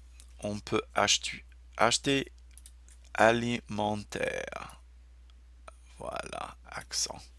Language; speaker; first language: French; non-native, fluent; English